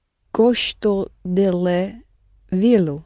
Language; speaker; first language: Portuguese; non-native, learner; English